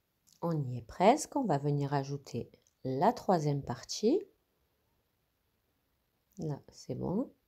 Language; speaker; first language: French; native; French